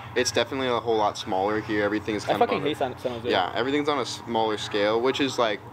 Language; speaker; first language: English; native; English